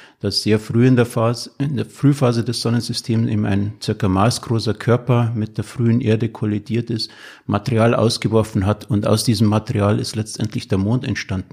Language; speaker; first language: German; native; German